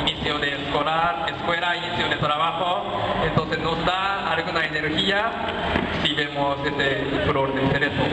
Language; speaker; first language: Spanish; non-native, learner; Japanese